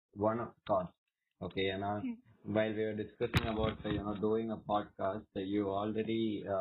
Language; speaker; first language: English; non-native, local second language; Tamil